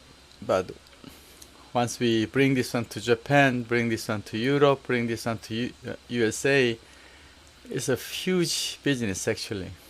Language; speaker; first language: English; non-native, learner; Korean